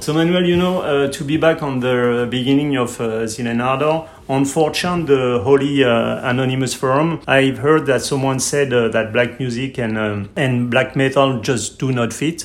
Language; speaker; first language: English; non-native, fluent; French